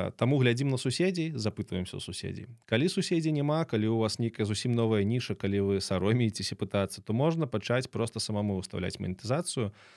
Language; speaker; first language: Belarusian; native; Belarusian